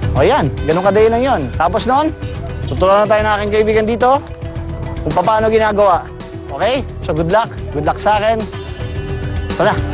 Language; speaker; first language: Filipino; native; Filipino